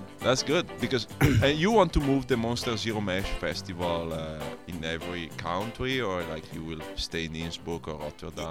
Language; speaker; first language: English; non-native, fluent; Italian